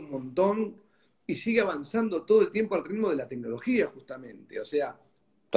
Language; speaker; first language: Spanish; native; Spanish